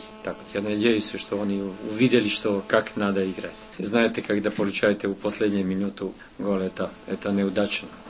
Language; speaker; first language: Russian; non-native, learner; Serbian